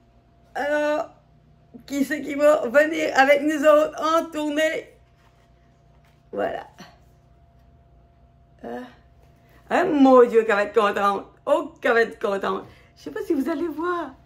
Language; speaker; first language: French; native; French